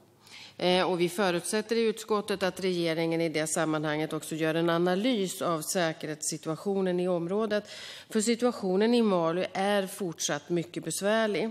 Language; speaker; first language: Swedish; native; Swedish